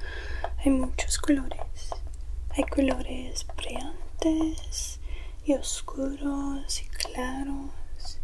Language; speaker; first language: Spanish; non-native, learner; English